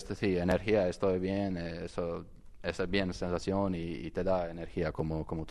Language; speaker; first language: Spanish; non-native, learner; Croatian